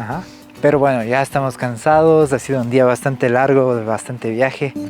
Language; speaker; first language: Spanish; native; Spanish